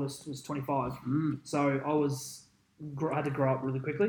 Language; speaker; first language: English; native; English